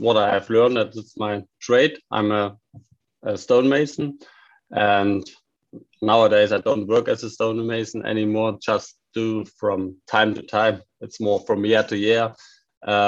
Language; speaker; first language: English; non-native, fluent; German